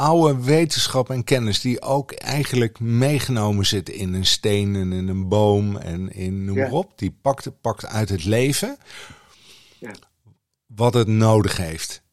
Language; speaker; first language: Dutch; native; Dutch